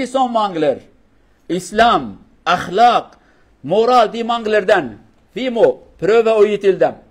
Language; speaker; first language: Norwegian; non-native, learner; Kurdish